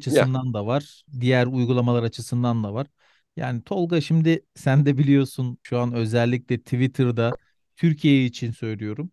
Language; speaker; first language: Turkish; native; Turkish